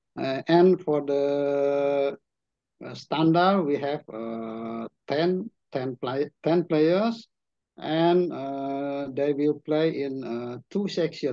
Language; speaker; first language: English; non-native, learner; Indonesian